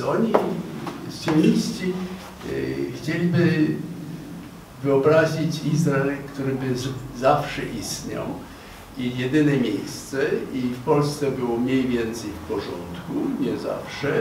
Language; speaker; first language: Polish; non-native, fluent; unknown